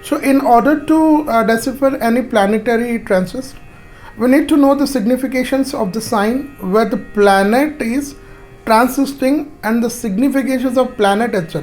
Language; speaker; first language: English; non-native, local second language; Hindi